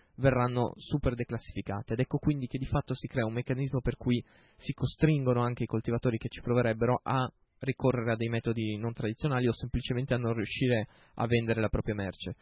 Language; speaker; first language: Italian; native; Italian